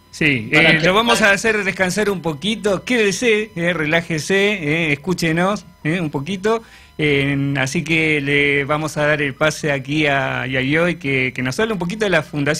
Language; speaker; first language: Spanish; native; Spanish